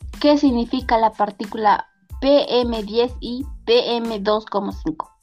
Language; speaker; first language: Spanish; native; Spanish